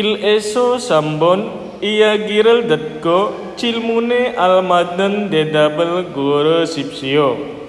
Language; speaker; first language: Korean; non-native, fluent; Indonesian